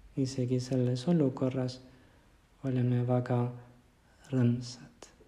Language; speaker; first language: Estonian; non-native, fluent; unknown